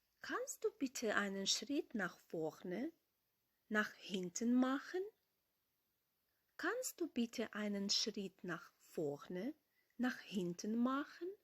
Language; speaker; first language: German; non-native, fluent; Ukrainian